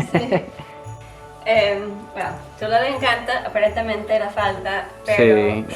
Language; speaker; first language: Spanish; non-native, learner; English